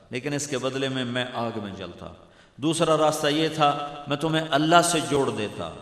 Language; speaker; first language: Urdu; non-native, local second language; Punjabi